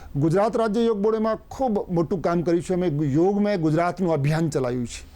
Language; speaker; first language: Gujarati; non-native, local second language; Hindi